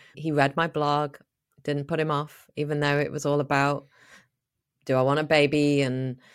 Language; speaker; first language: English; native; English